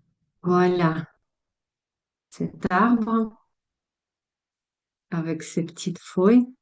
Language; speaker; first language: French; non-native, fluent; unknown